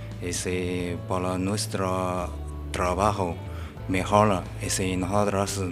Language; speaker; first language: Spanish; non-native, learner; Chinese